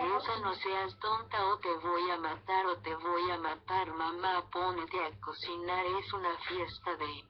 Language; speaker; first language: Spanish; native; Spanish